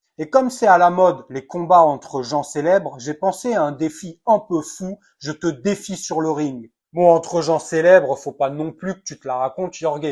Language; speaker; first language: French; native; French